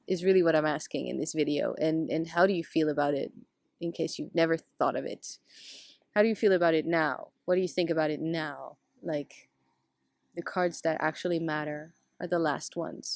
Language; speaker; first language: English; non-native, fluent; Dutch